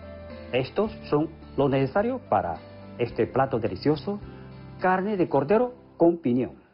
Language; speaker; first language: Spanish; non-native, fluent; Chinese